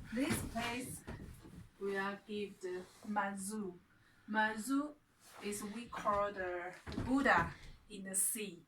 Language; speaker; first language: English; non-native, learner; Chinese